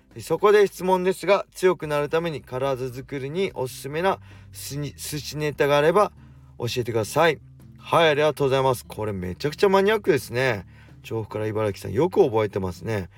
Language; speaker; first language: Japanese; native; Japanese